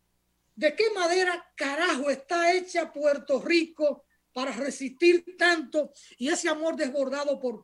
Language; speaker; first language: Spanish; native; Spanish